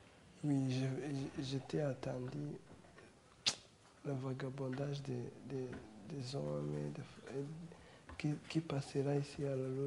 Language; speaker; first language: French; non-native, learner; Kinyarwanda